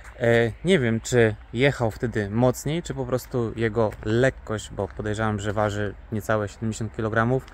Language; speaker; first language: Polish; native; Polish